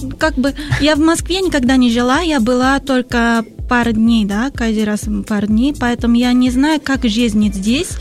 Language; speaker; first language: Russian; non-native, fluent; Japanese